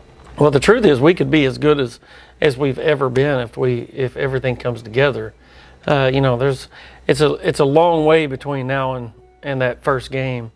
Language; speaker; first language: English; native; English